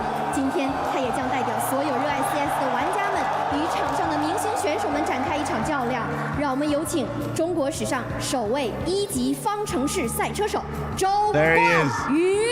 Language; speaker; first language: Chinese; native; Chinese